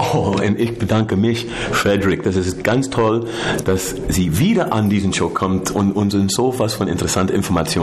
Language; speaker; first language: German; non-native, learner; English